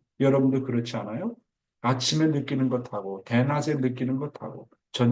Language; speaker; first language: Korean; native; Korean